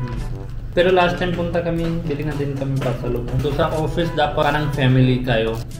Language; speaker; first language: Filipino; non-native, learner; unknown